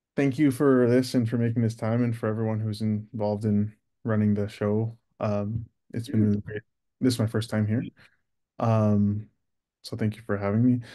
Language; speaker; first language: English; native; English